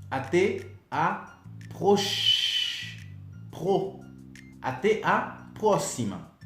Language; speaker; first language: Portuguese; non-native, fluent; Haitian Creole